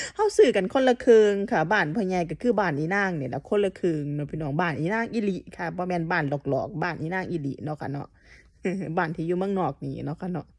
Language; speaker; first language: Thai; native; Thai